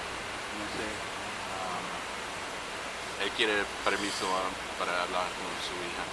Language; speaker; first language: Spanish; non-native, learner; English